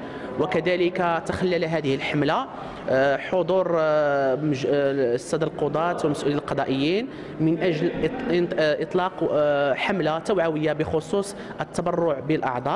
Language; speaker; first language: Arabic; native; Arabic